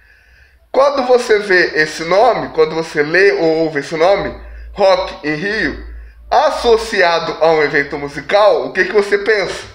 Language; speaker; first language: Portuguese; native; Portuguese